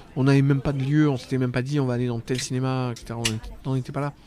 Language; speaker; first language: French; native; French